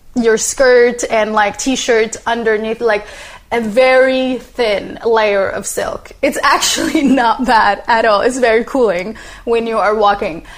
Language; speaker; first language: English; non-native, fluent; Arabic